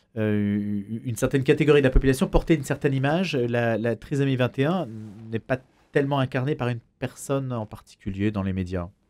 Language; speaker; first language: French; native; French